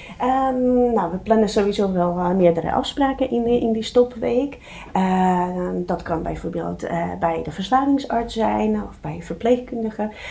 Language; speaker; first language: Dutch; non-native, fluent; Czech